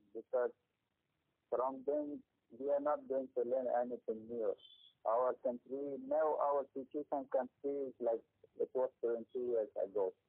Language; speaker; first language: English; non-native, learner; Persian